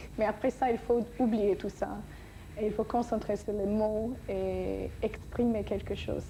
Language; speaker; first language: French; non-native, fluent; English